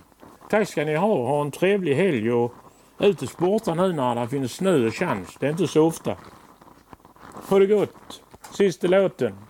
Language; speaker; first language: Swedish; native; Swedish